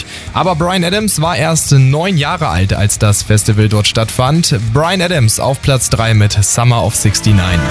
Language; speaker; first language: German; native; German